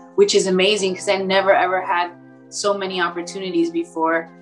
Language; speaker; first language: English; early bilingual, other home language; Spanish